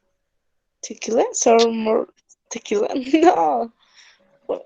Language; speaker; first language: English; non-native, learner; Spanish